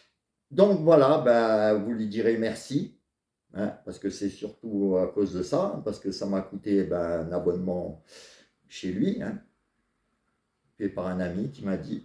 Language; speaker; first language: French; native; French